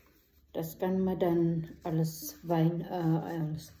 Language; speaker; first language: German; non-native, learner; Filipino